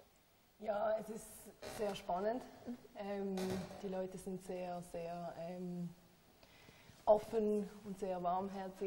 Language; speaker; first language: German; non-native, learner; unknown